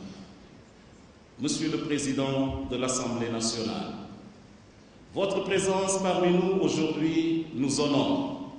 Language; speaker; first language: French; non-native, local second language; Jola-Fonyi